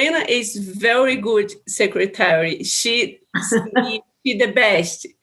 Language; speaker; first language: English; non-native, learner; Portuguese